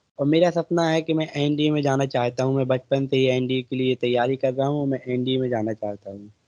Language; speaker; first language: Hindi; native; Hindi